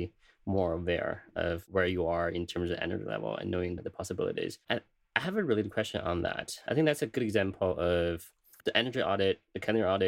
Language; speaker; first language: English; non-native, fluent; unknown